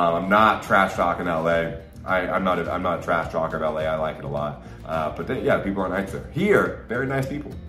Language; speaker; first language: English; native; English